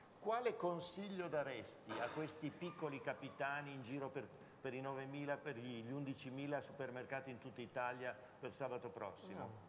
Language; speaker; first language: Italian; native; Italian